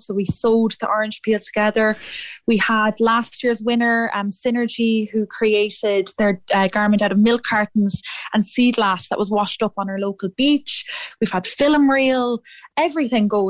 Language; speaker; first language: English; native; English